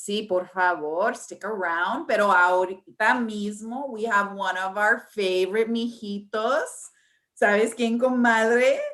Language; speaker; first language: Spanish; early bilingual, heritage; English